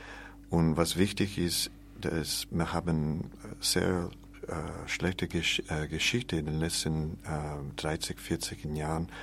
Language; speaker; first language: German; non-native, learner; English